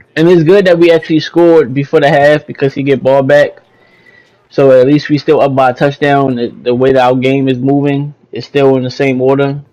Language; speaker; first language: English; native; English